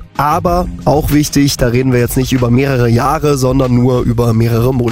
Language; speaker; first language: German; native; German